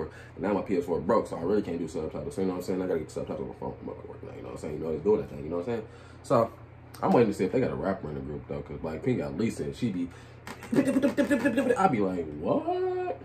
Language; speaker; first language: English; native; English